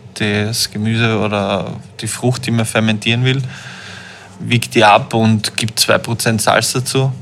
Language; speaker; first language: German; native; German